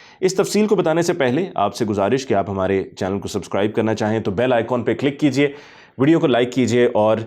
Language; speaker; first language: Urdu; native; Urdu